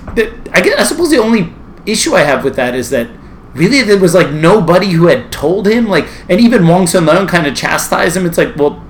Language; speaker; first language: English; native; English